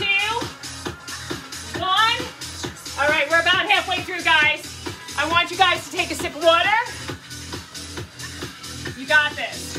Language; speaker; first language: English; native; English